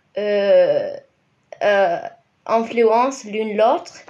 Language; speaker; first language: French; non-native, fluent; English